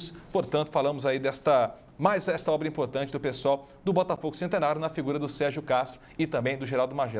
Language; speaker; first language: Portuguese; native; Portuguese